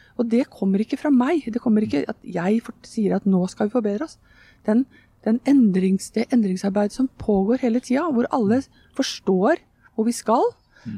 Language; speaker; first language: Norwegian; native; Norwegian